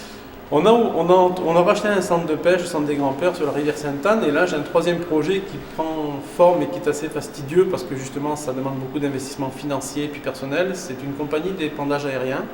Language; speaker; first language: French; native; French